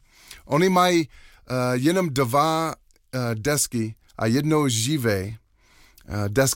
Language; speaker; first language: Czech; non-native, learner; English